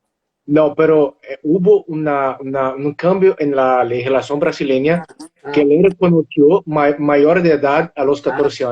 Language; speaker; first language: Spanish; non-native, fluent; Portuguese